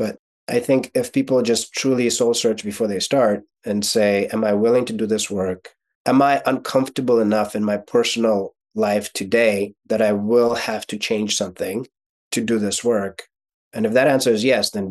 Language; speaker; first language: English; non-native, fluent; Russian